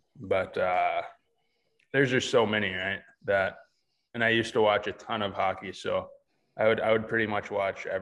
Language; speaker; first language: English; native; English